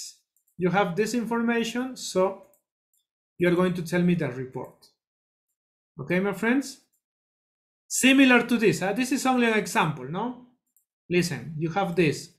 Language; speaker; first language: English; non-native, learner; Spanish